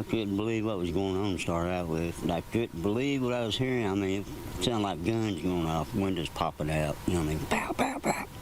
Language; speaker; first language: English; native; English